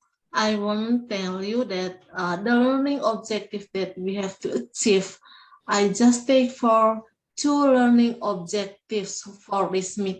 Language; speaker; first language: English; non-native, learner; Indonesian